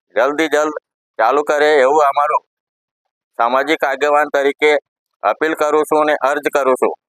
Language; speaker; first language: Gujarati; non-native, local second language; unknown